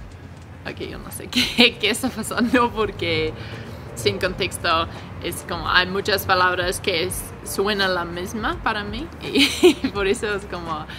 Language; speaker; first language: Spanish; non-native, learner; English